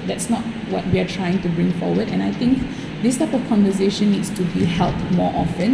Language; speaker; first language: English; native; English